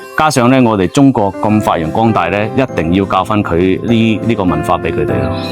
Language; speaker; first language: Cantonese; early bilingual, heritage; Cantonese